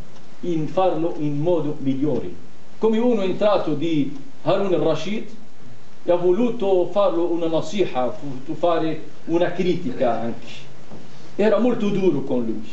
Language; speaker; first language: Italian; non-native, fluent; Arabic